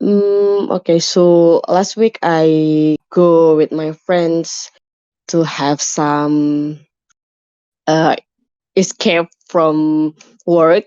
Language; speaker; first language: English; non-native, learner; Indonesian